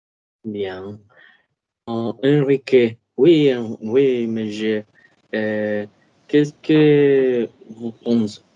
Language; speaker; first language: French; non-native, learner; Spanish